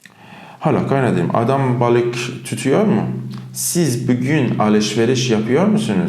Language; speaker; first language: Turkish; non-native, fluent; Persian